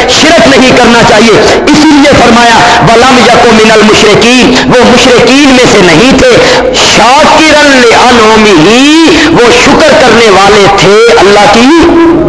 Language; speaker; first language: Urdu; non-native, local second language; Punjabi